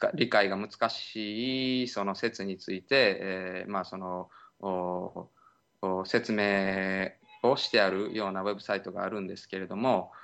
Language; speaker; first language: Japanese; native; Japanese